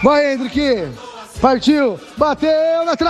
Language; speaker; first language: Portuguese; native; Portuguese